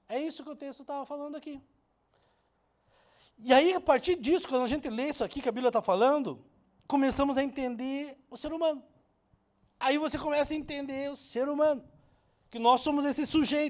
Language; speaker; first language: Portuguese; native; Portuguese